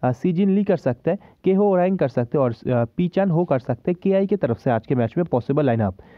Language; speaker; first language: Hindi; native; Hindi